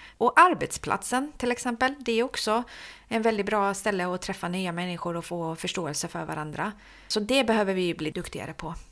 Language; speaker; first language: Swedish; early bilingual, other home language; Persian